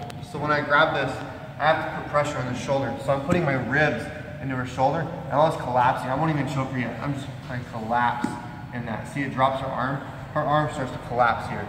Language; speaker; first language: English; native; English